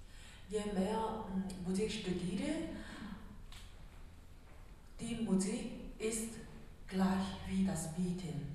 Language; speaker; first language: German; non-native, learner; Korean